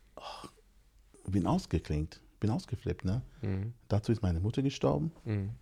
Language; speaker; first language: German; non-native, fluent; English